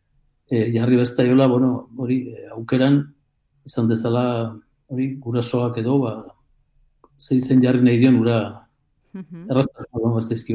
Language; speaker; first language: Basque; native; Basque